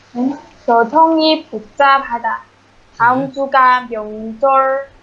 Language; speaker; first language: Korean; non-native, learner; Chinese